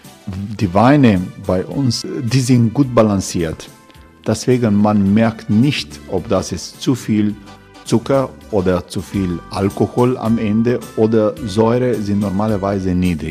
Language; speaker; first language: German; non-native, learner; Croatian